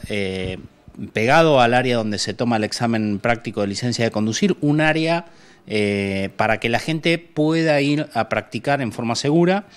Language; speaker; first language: Spanish; native; Spanish